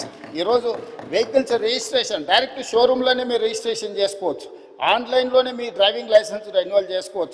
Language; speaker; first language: Telugu; native; Telugu